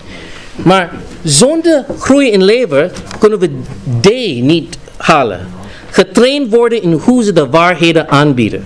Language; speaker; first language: Dutch; non-native, fluent; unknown